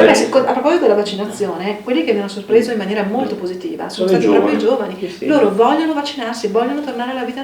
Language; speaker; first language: Italian; native; Italian